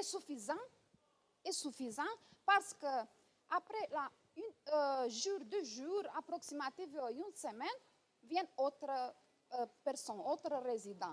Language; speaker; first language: French; non-native, learner; Romanian